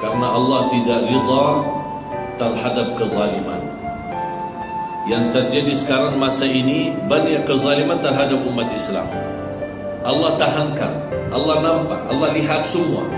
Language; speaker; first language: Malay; non-native, fluent; Arabic